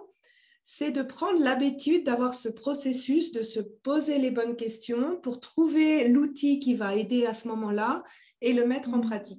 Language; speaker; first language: French; native; French